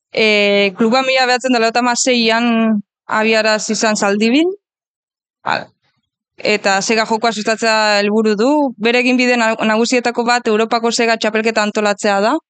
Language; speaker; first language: Basque; native; Basque